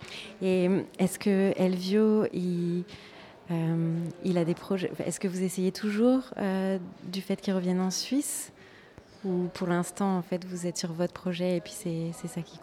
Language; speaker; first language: French; native; French